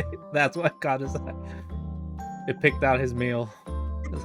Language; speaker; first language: English; native; English